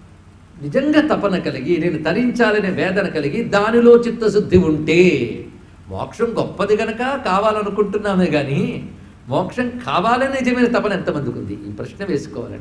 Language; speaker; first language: Telugu; native; Telugu